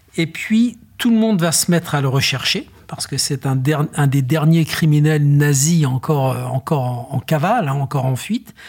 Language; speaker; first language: French; native; French